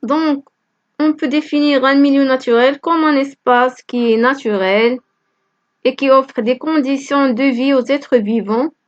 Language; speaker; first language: French; non-native, local second language; Arabic